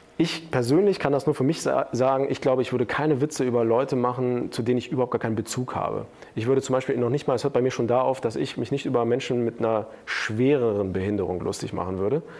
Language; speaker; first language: German; early bilingual, other home language; Turkish